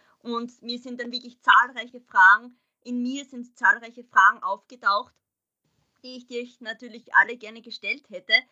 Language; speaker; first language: German; native; German